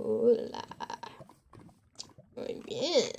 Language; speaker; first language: Spanish; non-native, learner; English